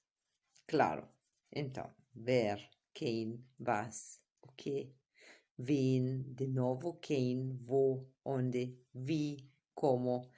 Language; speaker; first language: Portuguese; non-native, fluent; German